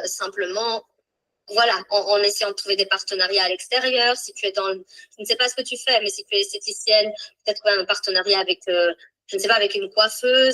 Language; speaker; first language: French; native; French